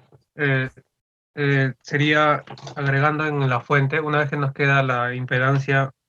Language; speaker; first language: Spanish; native; Spanish